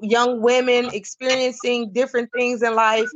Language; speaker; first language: English; native; English